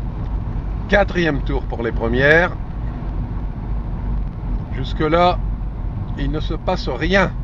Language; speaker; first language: French; native; French